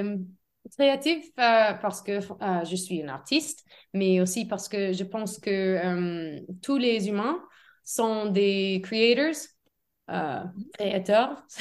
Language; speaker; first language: French; non-native, fluent; English